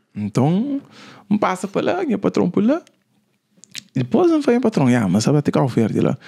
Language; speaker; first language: Portuguese; non-native, local second language; Kabuverdianu